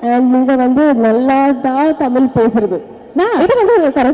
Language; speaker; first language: Tamil; non-native, learner; Malayalam